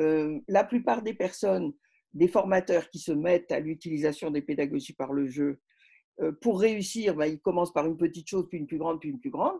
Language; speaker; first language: French; native; French